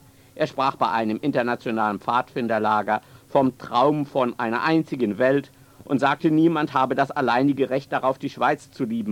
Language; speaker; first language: German; native; German